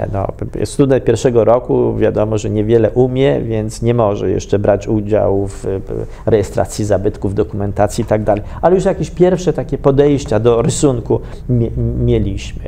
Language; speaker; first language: Polish; native; Polish